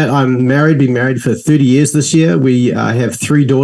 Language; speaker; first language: English; native; English